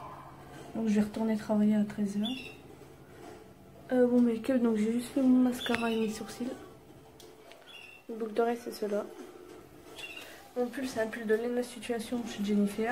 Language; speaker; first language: French; native; French